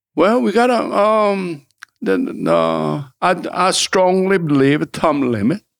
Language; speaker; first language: English; non-native, fluent; Korean